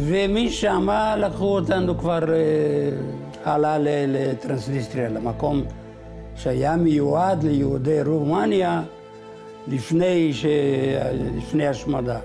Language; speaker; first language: Hebrew; non-native, fluent; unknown